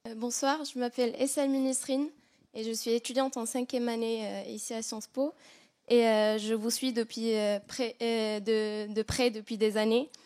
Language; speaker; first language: French; non-native, local second language; Arabic